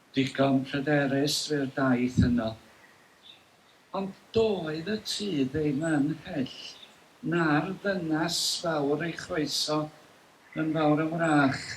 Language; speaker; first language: Welsh; native; Welsh